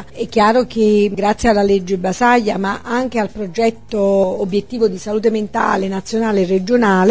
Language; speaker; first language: Italian; native; Italian